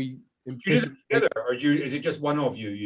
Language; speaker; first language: English; native; English